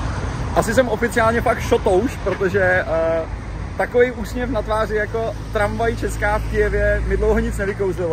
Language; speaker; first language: Czech; native; Czech